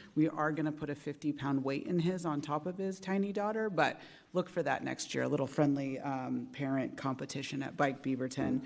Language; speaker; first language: English; native; English